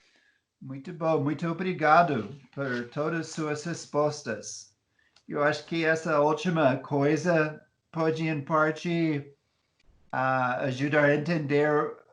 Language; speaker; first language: Portuguese; non-native, fluent; English